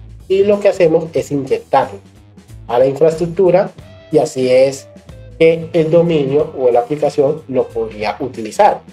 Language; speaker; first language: Spanish; native; Spanish